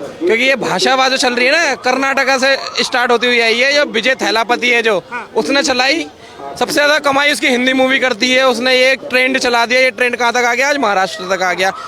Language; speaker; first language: Hindi; native; Hindi